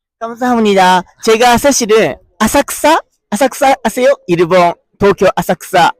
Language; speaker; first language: Korean; non-native, learner; Japanese